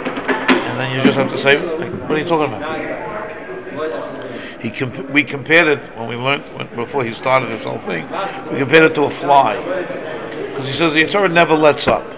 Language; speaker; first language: English; native; English